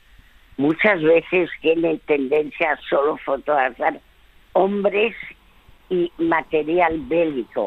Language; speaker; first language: Spanish; early bilingual, other home language; French